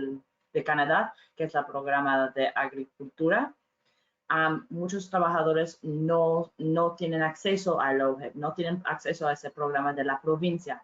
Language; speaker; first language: Spanish; non-native, fluent; English